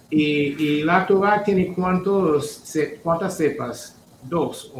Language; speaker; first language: Spanish; non-native, fluent; English